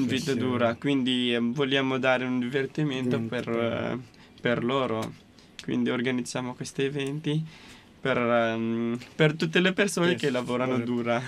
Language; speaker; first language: Italian; non-native, local second language; Filipino